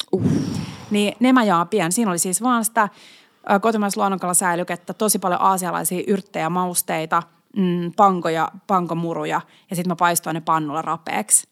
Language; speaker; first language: Finnish; non-native, local second language; Swedish